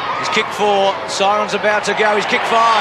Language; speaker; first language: English; native; English